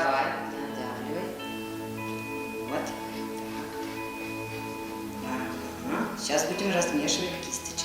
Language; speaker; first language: Russian; native; Russian